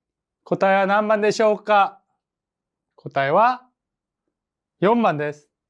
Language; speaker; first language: Japanese; non-native, fluent; Korean